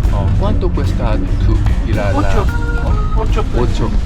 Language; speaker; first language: Spanish; non-native, learner; Korean